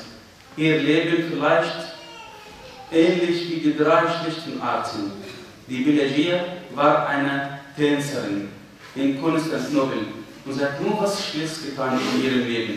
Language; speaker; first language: German; non-native, fluent; Arabic